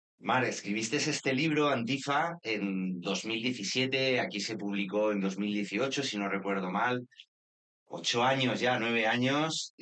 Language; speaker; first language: Spanish; native; Spanish